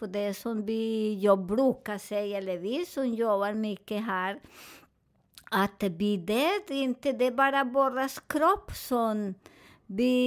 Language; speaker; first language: Swedish; non-native, fluent; Spanish